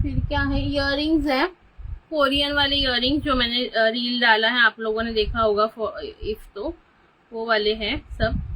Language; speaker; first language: Hindi; non-native, local second language; Marathi